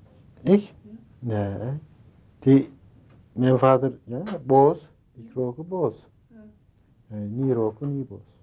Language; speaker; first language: Dutch; non-native, learner; Turkish